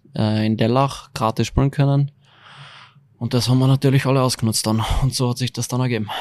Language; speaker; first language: German; native; German